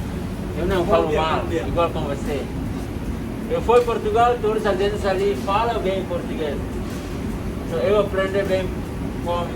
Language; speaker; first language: Portuguese; non-native, local second language; Tetum